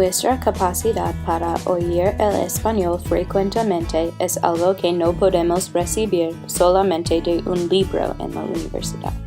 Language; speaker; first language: Spanish; non-native, learner; English